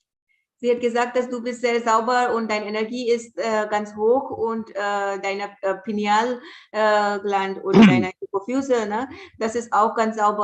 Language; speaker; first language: German; non-native, fluent; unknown